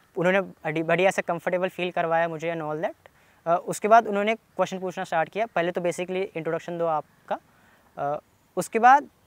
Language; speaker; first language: Hindi; non-native, local second language; Marathi